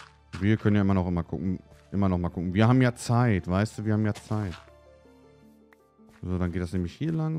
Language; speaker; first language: German; native; German